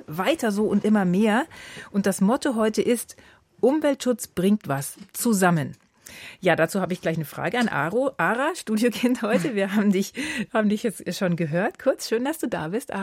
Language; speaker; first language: German; native; German